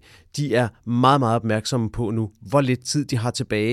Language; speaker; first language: Danish; native; Danish